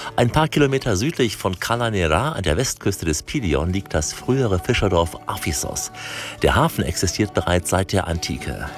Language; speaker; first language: German; native; German